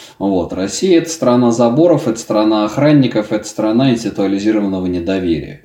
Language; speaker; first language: Russian; native; Russian